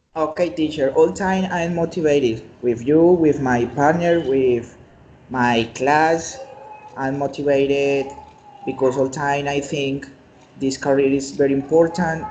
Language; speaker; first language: English; non-native, learner; Spanish